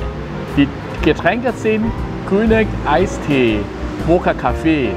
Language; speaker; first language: German; non-native, learner; Thai